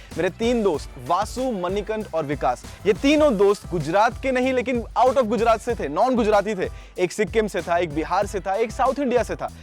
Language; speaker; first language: Hindi; non-native, local second language; Gujarati